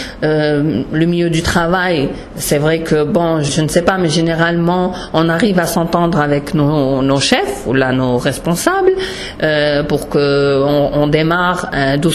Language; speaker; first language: French; non-native, local second language; Arabic